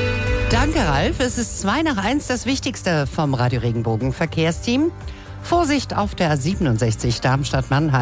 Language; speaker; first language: German; native; German